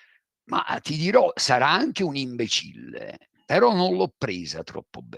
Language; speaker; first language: Italian; native; Italian